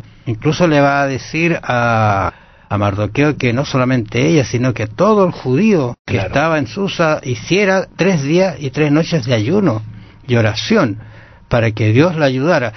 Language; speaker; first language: Spanish; native; Spanish